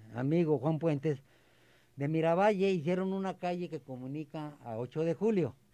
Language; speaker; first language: Spanish; native; Spanish